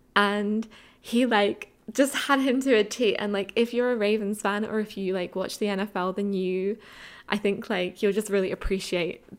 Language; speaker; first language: English; native; English